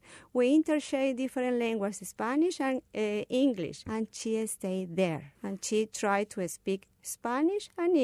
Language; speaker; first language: English; non-native, learner; Spanish